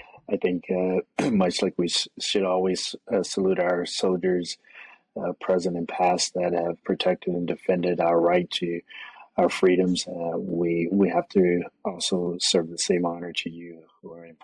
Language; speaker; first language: English; native; English